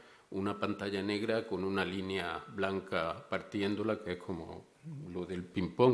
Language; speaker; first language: Spanish; native; Spanish